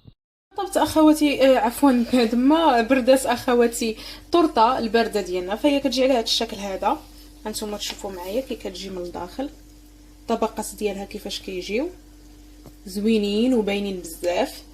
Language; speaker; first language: Arabic; native; Arabic